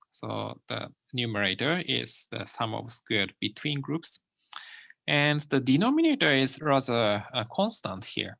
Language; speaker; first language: English; non-native, fluent; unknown